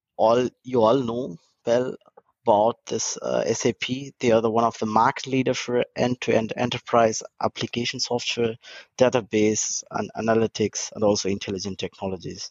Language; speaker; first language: English; non-native, local second language; Tamil